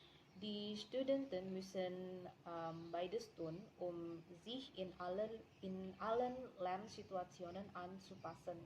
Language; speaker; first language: German; non-native, learner; Indonesian